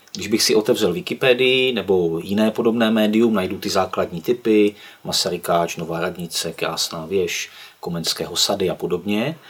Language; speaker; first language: Czech; native; Czech